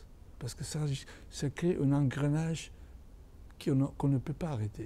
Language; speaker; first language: French; non-native, fluent; Catalan